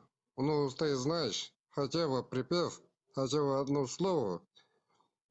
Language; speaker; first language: Russian; non-native, local second language; Kazakh